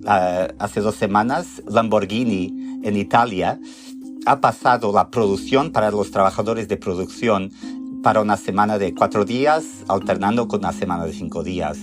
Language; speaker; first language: Spanish; non-native, fluent; Portuguese